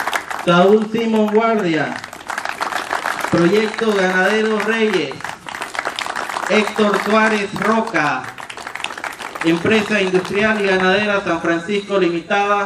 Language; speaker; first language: Spanish; native; Spanish